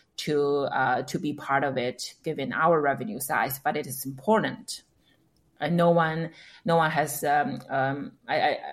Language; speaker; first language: English; non-native, fluent; Chinese